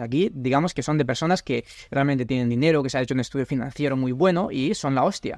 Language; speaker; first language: Spanish; native; Spanish